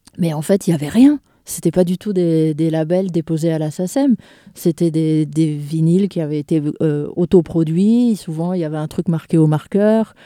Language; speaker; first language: French; native; French